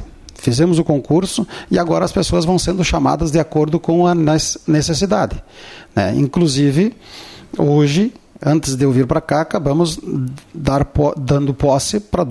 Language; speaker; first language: Portuguese; native; Portuguese